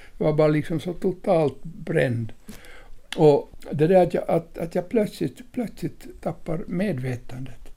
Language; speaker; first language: Swedish; native; Swedish